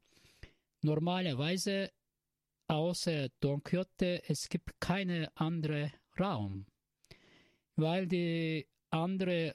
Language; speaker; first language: German; non-native, learner; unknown